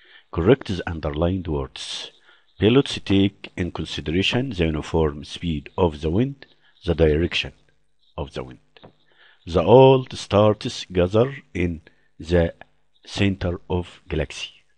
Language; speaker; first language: English; non-native, fluent; Arabic